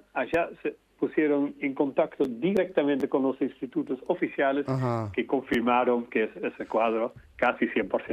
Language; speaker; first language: Spanish; non-native, fluent; Dutch